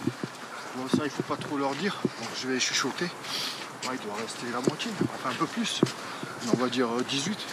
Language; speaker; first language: French; native; French